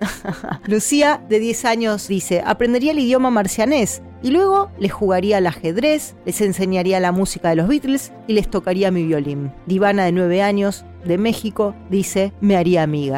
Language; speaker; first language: Spanish; native; Spanish